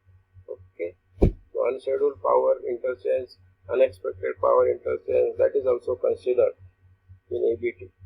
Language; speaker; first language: English; non-native, local second language; Marathi